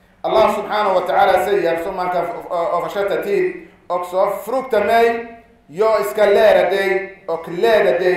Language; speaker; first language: Swedish; non-native, fluent; Arabic